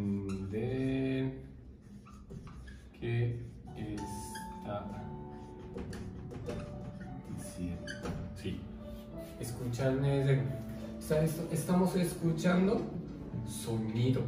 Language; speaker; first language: Spanish; non-native, learner; Japanese